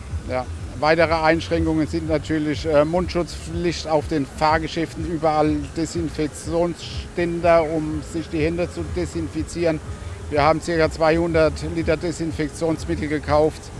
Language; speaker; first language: German; native; German